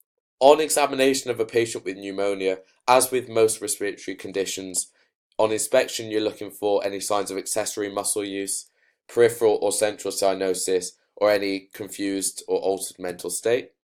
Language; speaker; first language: English; native; English